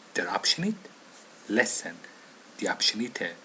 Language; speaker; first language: German; non-native, fluent; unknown